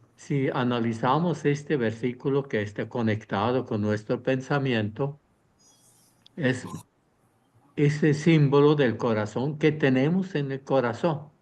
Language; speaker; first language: Spanish; non-native, fluent; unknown